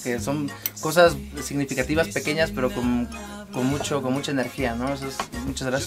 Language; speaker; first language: Spanish; native; Spanish